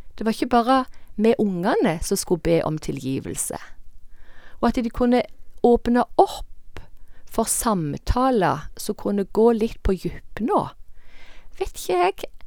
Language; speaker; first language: Norwegian; native; Norwegian